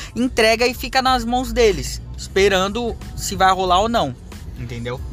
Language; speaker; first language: Portuguese; early bilingual, other home language; Japanese